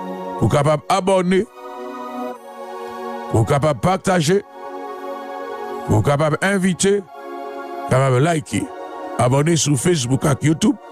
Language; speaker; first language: French; non-native, local second language; Haitian Creole